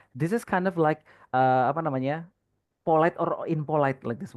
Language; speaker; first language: English; non-native, fluent; Indonesian